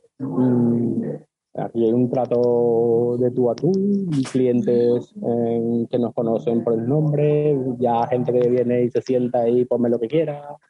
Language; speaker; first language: Spanish; native; Spanish